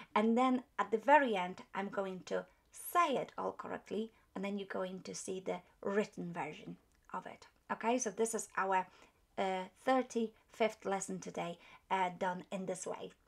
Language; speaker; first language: English; non-native, fluent; Polish